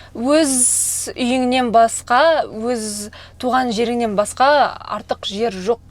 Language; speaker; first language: Kazakh; non-native, local second language; Russian